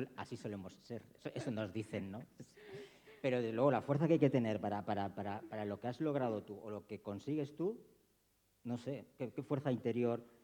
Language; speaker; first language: Spanish; non-native, local second language; Basque